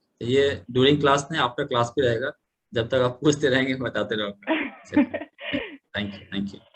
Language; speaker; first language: Hindi; native; Hindi